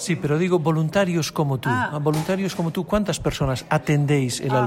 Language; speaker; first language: Spanish; native; Spanish